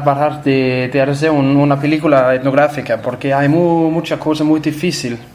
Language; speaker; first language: Spanish; non-native, learner; Danish